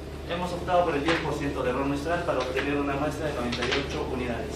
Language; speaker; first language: Spanish; native; Spanish